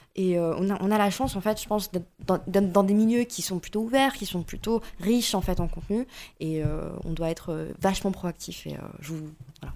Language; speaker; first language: French; early bilingual, other home language; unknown